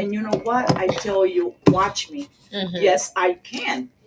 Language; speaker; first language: English; early bilingual, other home language; Spanish